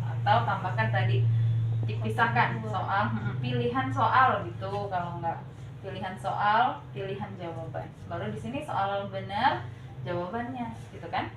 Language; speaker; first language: Indonesian; native; Indonesian